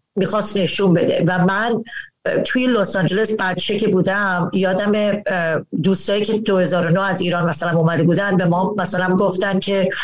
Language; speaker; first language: Persian; early bilingual, heritage; Persian